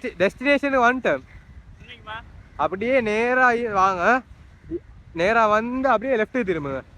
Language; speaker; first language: Tamil; native; Tamil